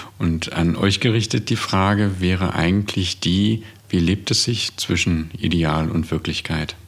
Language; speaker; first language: German; native; German